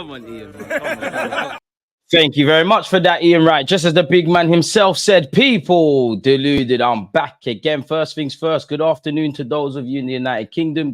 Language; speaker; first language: English; native; English